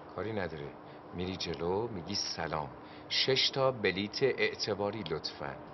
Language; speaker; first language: Persian; native; Persian